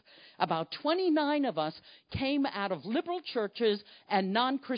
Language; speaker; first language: English; native; English